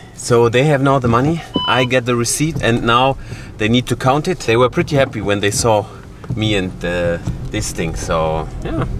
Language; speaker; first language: English; non-native, fluent; German